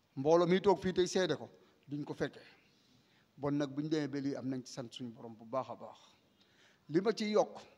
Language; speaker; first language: Wolof; non-native, local second language; Serer